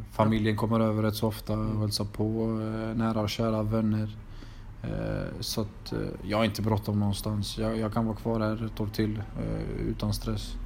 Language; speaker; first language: Swedish; early bilingual, other home language; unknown